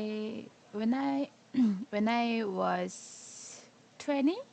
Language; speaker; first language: English; non-native, learner; Korean